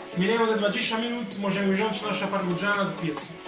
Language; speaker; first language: Polish; non-native, learner; Italian